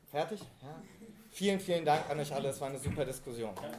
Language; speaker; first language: German; native; German